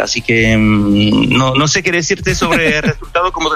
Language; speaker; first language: Spanish; non-native, fluent; French